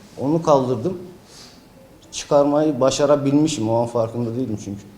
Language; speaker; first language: Turkish; native; Turkish